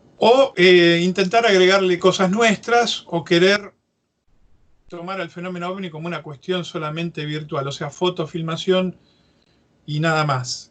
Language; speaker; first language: Spanish; native; Spanish